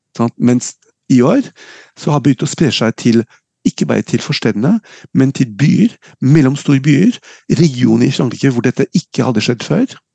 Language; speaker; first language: Norwegian; non-native, fluent; French